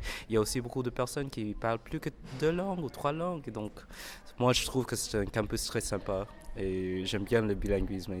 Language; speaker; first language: French; non-native, local second language; English